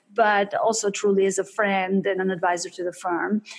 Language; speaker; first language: English; early bilingual, other home language; Albanian